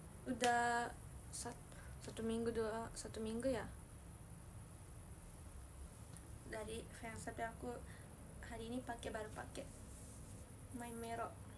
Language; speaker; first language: Indonesian; non-native, learner; Japanese